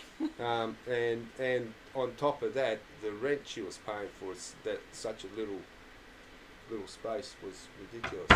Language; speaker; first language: English; non-native, local second language; Croatian